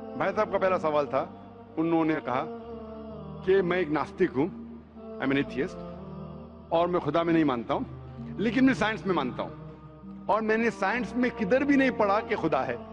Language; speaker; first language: Hindi; non-native, local second language; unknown